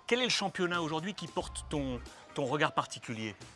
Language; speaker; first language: French; native; French